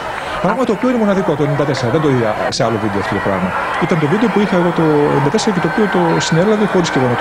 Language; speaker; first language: Greek; native; Greek